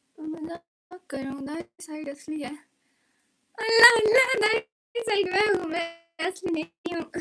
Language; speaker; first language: Urdu; non-native, local second language; Punjabi